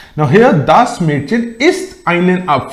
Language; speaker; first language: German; non-native, fluent; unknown